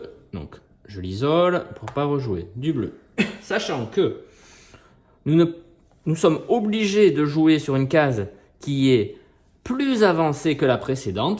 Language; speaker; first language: French; native; French